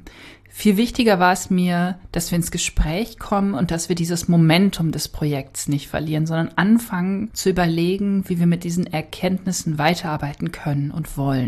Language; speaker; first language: German; native; German